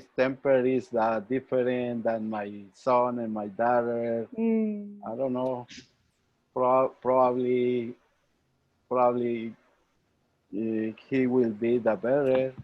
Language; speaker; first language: English; non-native, learner; Spanish